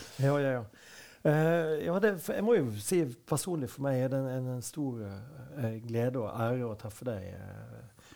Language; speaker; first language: Norwegian; native; Norwegian